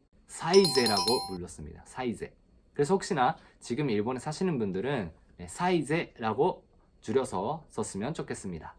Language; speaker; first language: Korean; non-native, fluent; Japanese